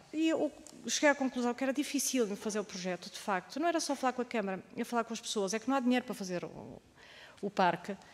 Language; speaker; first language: Portuguese; native; Portuguese